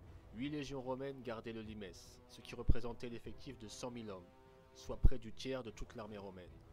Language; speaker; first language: French; native; French